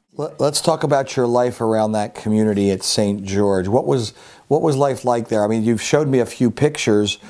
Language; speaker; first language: English; native; English